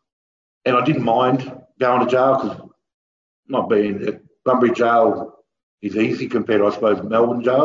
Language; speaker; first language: English; native; English